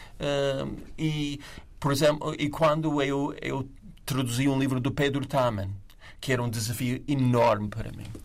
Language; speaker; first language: Portuguese; non-native, fluent; English